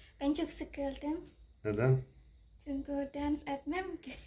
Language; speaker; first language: Turkish; non-native, learner; Indonesian